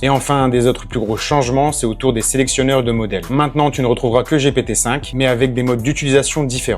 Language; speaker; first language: French; native; French